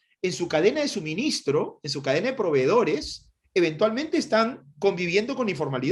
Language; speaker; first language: Spanish; native; Spanish